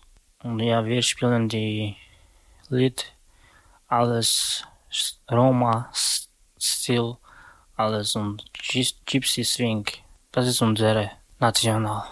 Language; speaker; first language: German; non-native, learner; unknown